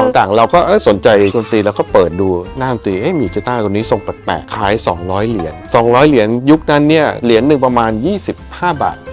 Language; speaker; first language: Thai; early bilingual, heritage; Thai